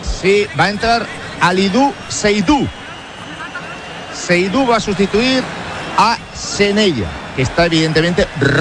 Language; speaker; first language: Spanish; native; Spanish